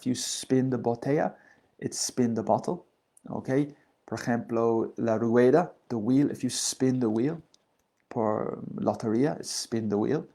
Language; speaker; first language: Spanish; non-native, learner; English